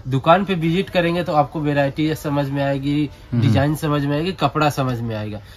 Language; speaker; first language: Hindi; native; Hindi